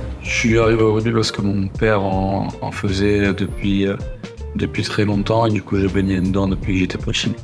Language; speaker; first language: French; native; French